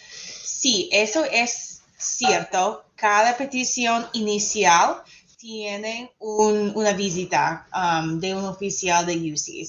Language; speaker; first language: Spanish; non-native, fluent; English